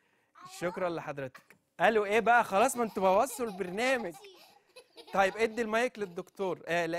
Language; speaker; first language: Arabic; native; Arabic